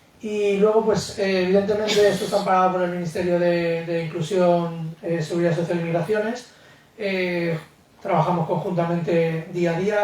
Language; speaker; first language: Spanish; native; Spanish